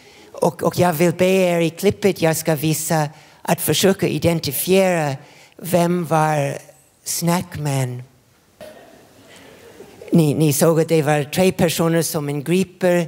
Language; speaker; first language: Swedish; non-native, fluent; English